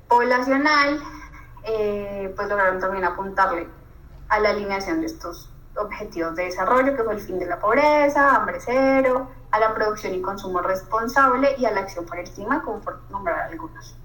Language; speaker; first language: Spanish; native; Spanish